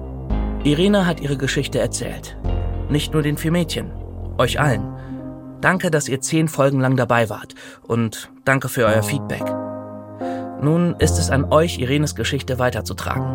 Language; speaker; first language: German; native; German